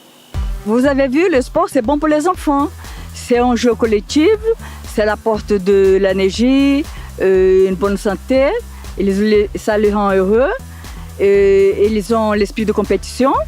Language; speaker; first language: French; non-native, learner; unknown